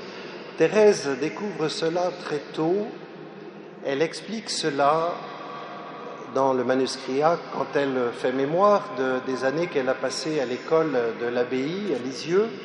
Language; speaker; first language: French; native; French